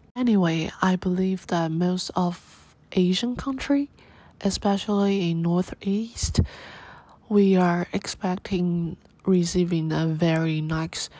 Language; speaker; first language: English; non-native, learner; Chinese